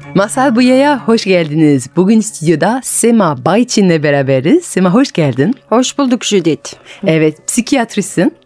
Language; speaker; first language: Turkish; non-native, fluent; French